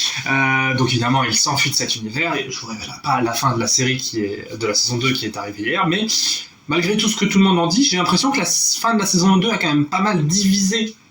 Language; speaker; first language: French; native; French